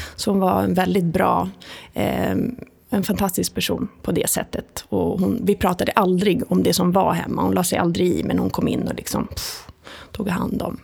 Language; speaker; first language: Swedish; early bilingual, other home language; Italian